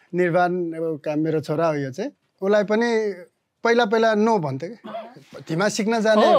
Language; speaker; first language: Nepali; non-native, local second language; Newari